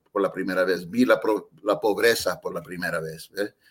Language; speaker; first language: Spanish; early bilingual, heritage; Spanish